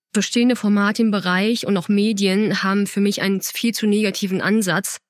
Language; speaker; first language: German; early bilingual, other home language; Chinese